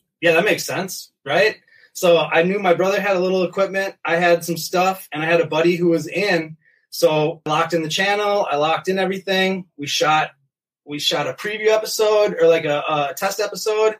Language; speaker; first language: English; native; English